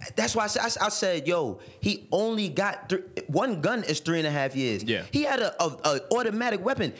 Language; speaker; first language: English; native; English